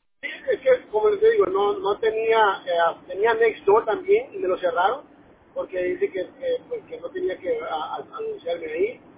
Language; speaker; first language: Spanish; native; Spanish